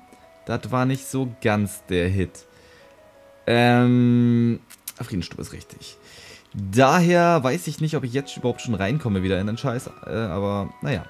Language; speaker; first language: German; native; German